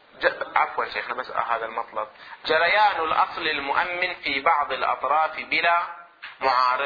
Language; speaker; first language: Arabic; native; Arabic